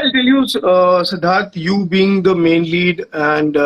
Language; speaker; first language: English; non-native, local second language; Hindi